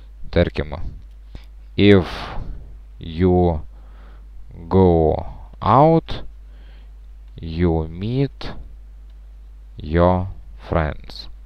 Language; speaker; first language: English; non-native, fluent; Lithuanian